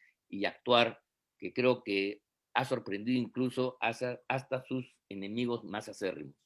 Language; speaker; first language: Spanish; native; Spanish